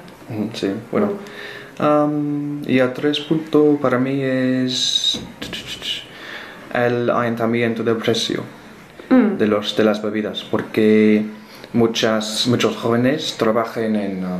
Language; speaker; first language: Spanish; non-native, learner; English